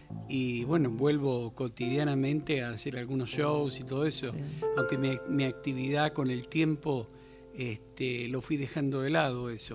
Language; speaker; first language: Spanish; native; Spanish